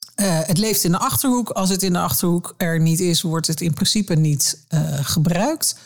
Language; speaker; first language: Dutch; native; Dutch